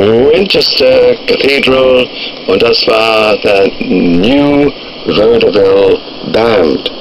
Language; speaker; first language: German; non-native, fluent; English